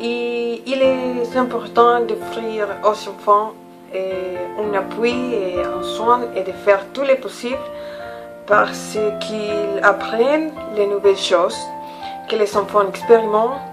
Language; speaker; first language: French; non-native, learner; Spanish